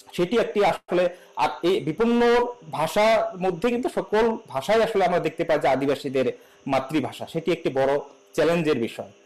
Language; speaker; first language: Bangla; non-native, local second language; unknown